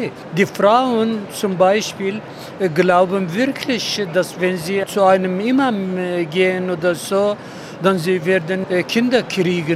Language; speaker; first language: German; non-native, fluent; Arabic